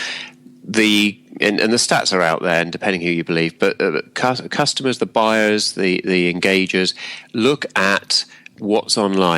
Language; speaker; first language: English; native; English